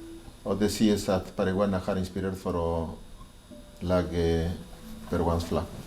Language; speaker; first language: Norwegian; non-native, learner; Spanish